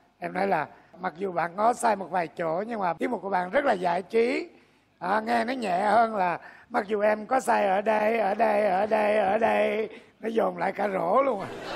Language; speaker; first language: Vietnamese; native; Vietnamese